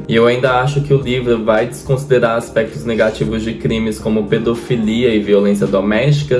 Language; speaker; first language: Portuguese; native; Portuguese